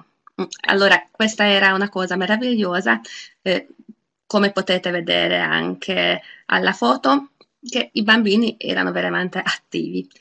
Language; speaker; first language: Italian; non-native, fluent; Hungarian